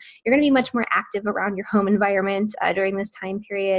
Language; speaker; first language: English; native; English